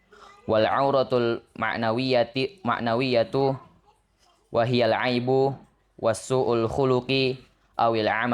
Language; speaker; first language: Arabic; non-native, learner; Indonesian